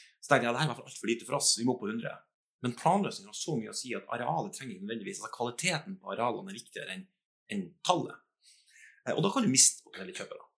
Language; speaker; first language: Norwegian; native; Norwegian